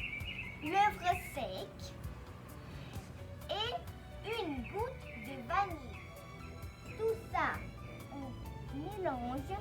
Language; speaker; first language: French; early bilingual, heritage; French